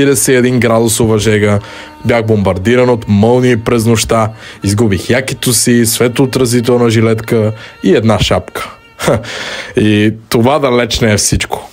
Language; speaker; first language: Bulgarian; native; Bulgarian